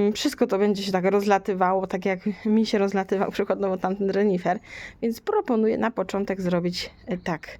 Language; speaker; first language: Polish; native; Polish